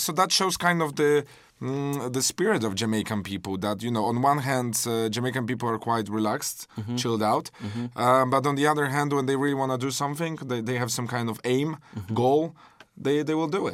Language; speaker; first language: English; non-native, fluent; Polish